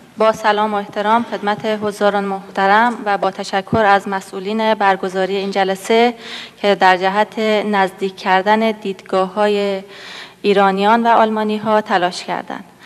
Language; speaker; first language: Persian; native; Persian